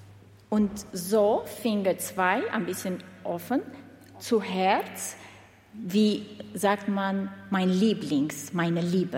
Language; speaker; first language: German; non-native, learner; Armenian